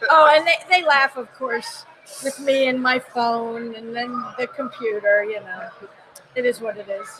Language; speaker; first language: English; native; English